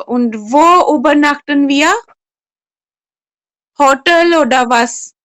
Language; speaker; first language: German; non-native, learner; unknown